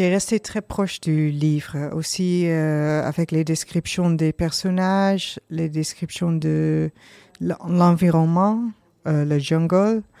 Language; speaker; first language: French; non-native, learner; Dutch